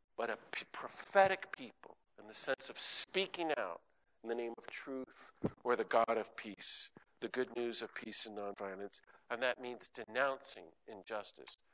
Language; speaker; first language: English; native; English